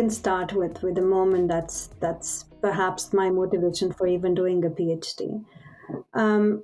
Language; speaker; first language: English; non-native, local second language; Pashto